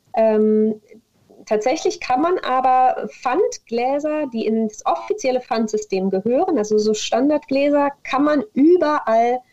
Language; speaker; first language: German; native; German